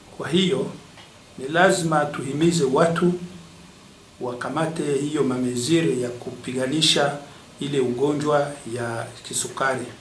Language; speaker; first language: Swahili; native; Swahili